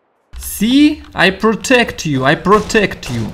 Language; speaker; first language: English; non-native, learner; Russian